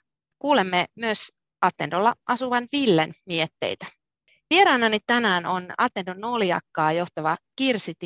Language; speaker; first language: Finnish; native; Finnish